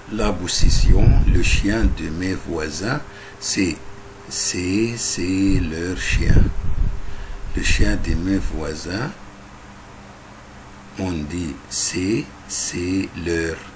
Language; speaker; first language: French; non-native, fluent; Arabic